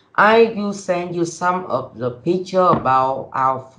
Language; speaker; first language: English; non-native, learner; Vietnamese